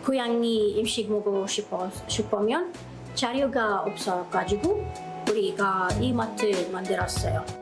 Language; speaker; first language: Korean; non-native, learner; Arabic